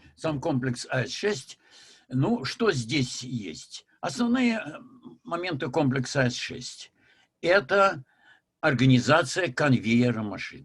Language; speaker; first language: Russian; native; Russian